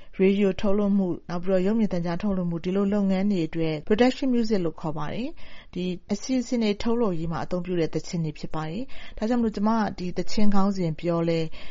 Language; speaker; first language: Burmese; native; Burmese